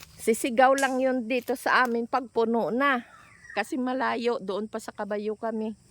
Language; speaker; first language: Filipino; non-native, local second language; Hiligaynon